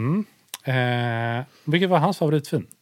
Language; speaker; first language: Swedish; native; Swedish